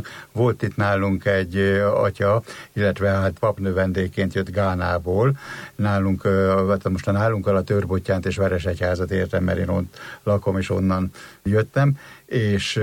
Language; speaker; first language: Hungarian; native; Hungarian